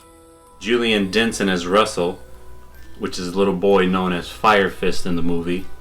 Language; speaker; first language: English; native; English